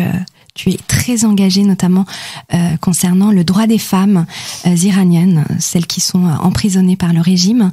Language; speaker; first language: French; native; French